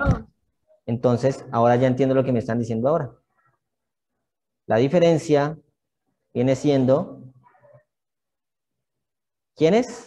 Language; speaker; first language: Spanish; native; Spanish